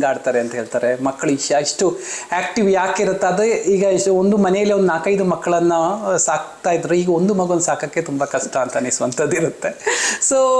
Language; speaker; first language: Kannada; non-native, local second language; Malayalam